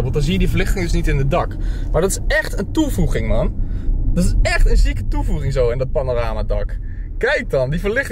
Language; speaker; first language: Dutch; native; Dutch